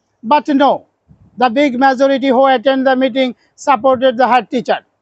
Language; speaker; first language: English; non-native, local second language; Bangla